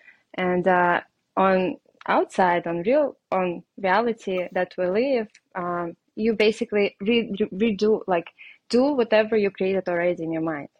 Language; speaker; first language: English; non-native, fluent; Russian